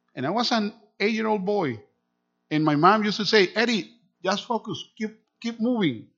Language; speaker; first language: English; non-native, fluent; Spanish